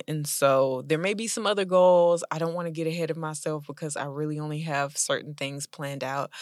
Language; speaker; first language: English; native; English